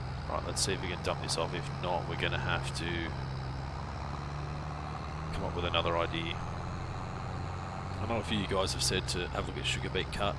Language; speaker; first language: English; native; English